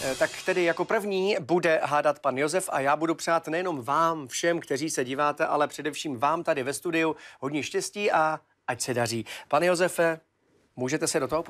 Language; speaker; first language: Czech; native; Czech